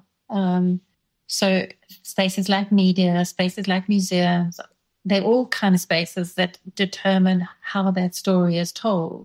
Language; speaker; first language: English; non-native, local second language; Dutch